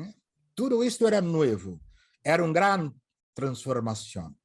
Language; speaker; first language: Portuguese; native; Portuguese